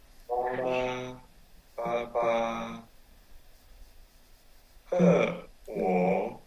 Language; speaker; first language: Chinese; non-native, learner; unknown